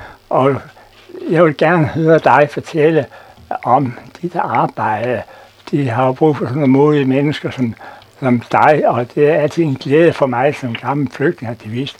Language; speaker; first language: Danish; non-native, fluent; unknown